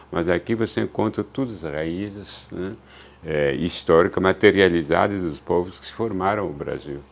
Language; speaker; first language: Portuguese; non-native, fluent; Luba-Lulua